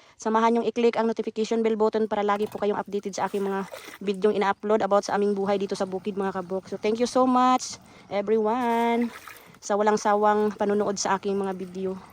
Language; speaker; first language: Filipino; non-native, local second language; Cebuano